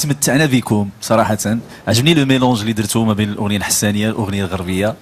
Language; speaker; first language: Arabic; native; Arabic